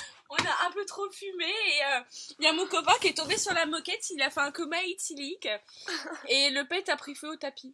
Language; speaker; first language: French; native; French